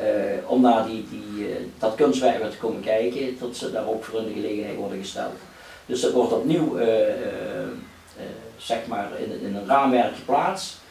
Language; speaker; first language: Dutch; native; Dutch